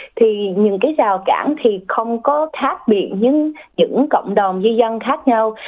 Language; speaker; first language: Vietnamese; early bilingual, heritage; Vietnamese